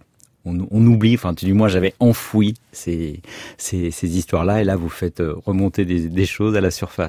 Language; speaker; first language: French; native; French